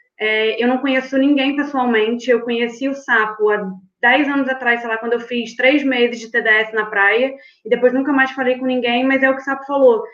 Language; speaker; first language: Portuguese; native; Portuguese